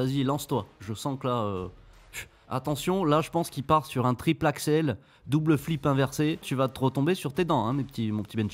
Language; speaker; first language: French; native; French